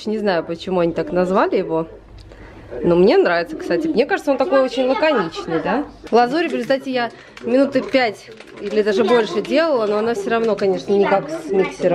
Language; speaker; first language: Russian; native; Russian